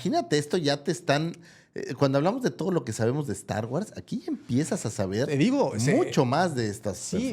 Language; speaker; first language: Spanish; native; Spanish